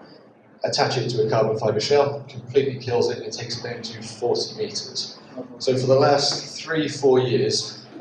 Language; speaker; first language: English; native; English